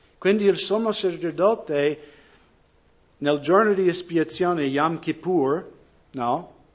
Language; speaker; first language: Italian; non-native, fluent; English